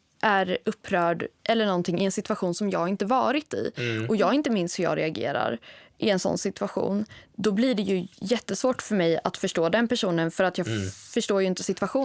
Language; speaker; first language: Swedish; native; Swedish